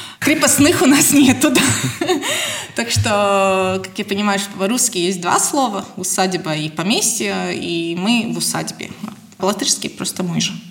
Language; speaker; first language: Russian; non-native, local second language; Latvian